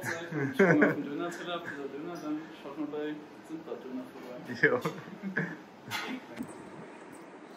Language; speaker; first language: German; native; German